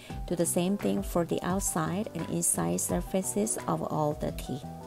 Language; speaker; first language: English; non-native, fluent; Korean